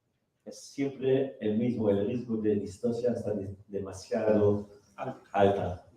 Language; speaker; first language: Spanish; non-native, fluent; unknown